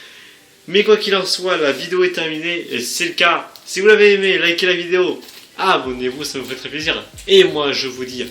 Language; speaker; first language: French; native; French